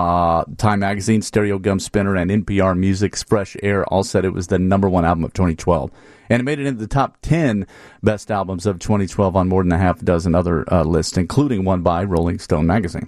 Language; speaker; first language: English; native; English